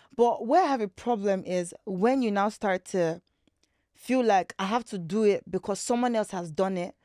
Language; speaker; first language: English; non-native, local second language; Igbo